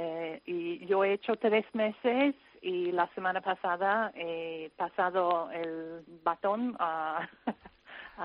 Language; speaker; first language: Spanish; non-native, fluent; English